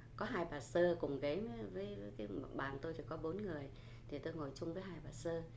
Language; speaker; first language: Vietnamese; native; Vietnamese